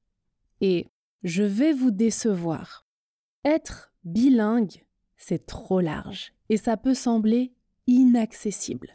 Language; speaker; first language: French; native; French